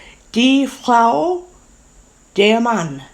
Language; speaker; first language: German; non-native, learner; English